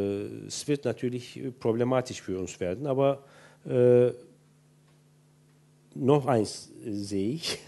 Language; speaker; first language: German; non-native, fluent; Turkish